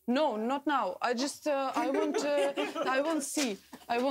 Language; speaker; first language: English; non-native, learner; Russian